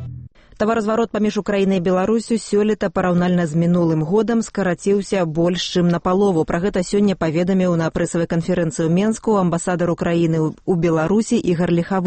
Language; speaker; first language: Belarusian; native; Belarusian